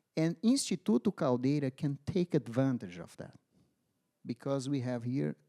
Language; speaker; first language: English; non-native, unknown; Portuguese